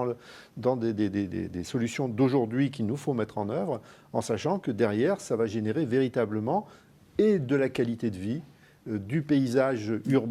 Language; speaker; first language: French; native; French